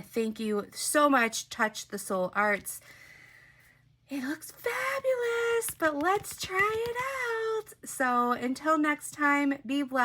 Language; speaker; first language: English; native; English